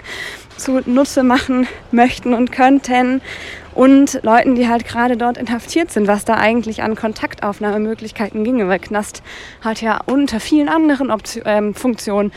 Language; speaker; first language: German; native; German